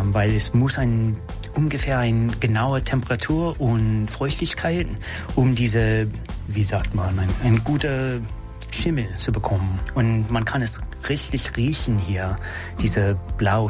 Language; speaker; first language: German; non-native, learner; English